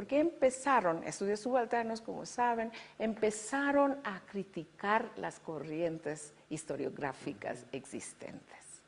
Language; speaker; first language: Spanish; non-native, fluent; Bangla